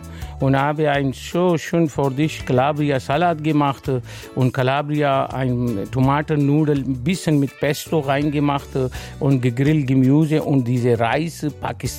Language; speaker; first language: German; non-native, learner; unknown